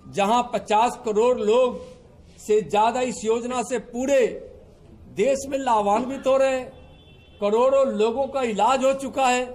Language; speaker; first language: Hindi; native; Hindi